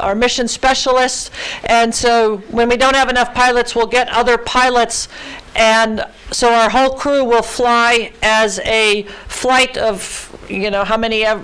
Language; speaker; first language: English; early bilingual, other home language; Ukrainian